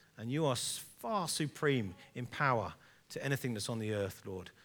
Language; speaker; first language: English; native; English